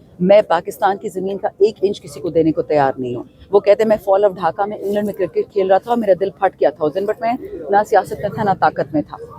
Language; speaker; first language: Urdu; non-native, local second language; Pashto